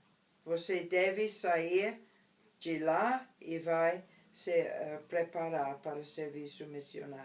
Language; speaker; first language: Portuguese; non-native, fluent; English